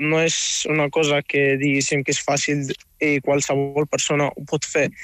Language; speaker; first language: Catalan; non-native, fluent; Arabic